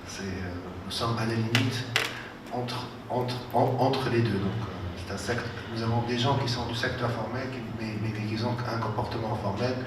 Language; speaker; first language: French; non-native, local second language; Arabic